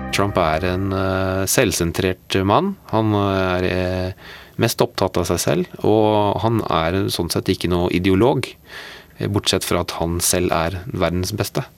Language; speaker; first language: Norwegian; non-native, fluent; English